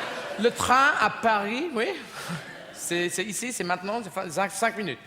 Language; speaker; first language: French; non-native, fluent; English